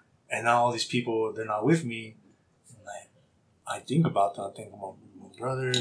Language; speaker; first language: English; early bilingual, other home language; Spanish